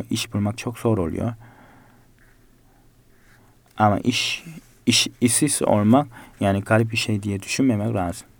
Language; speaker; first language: Turkish; non-native, fluent; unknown